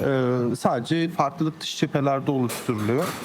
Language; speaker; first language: Turkish; native; Turkish